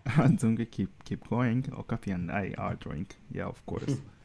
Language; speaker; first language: English; non-native, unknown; Japanese